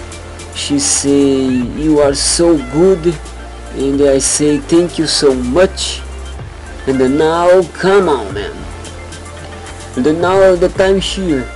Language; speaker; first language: English; non-native, learner; Portuguese